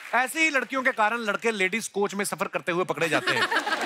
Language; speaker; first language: Hindi; native; Hindi